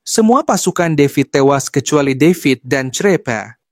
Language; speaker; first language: Indonesian; native; Indonesian